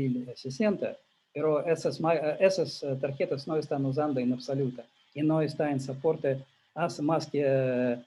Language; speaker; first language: Spanish; non-native, learner; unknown